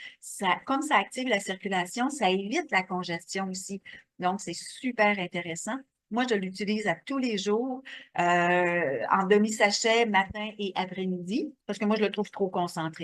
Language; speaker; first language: French; native; French